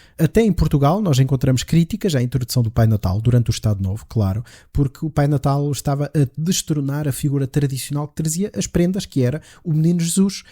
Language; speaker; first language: Portuguese; native; Portuguese